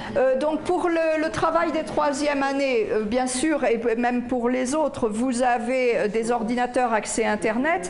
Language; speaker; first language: French; native; French